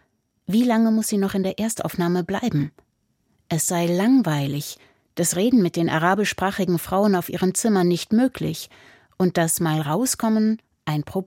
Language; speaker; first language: German; native; German